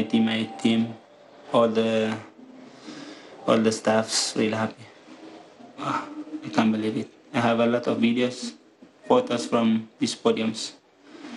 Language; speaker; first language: English; non-native, learner; Tigrinya